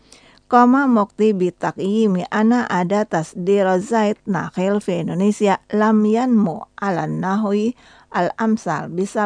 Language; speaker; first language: Arabic; non-native, fluent; Indonesian